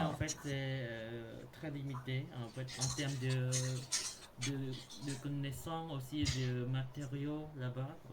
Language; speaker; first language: French; non-native, learner; Khmer